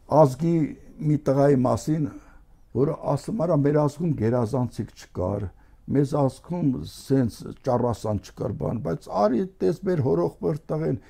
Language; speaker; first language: Armenian; native; Armenian